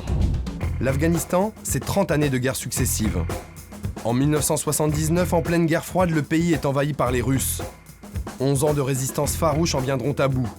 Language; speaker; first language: French; native; French